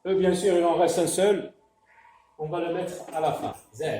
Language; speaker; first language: French; non-native, local second language; Arabic